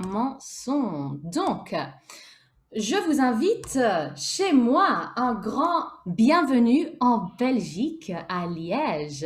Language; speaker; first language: French; native; French